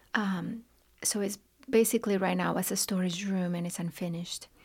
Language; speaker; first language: English; non-native, fluent; Spanish